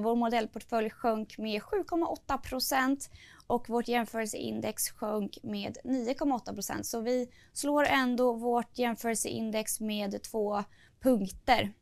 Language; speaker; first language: Swedish; native; Swedish